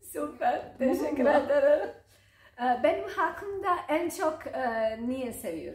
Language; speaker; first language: Turkish; non-native, learner; Croatian